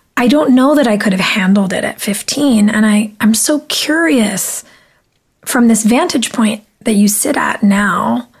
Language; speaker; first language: English; native; English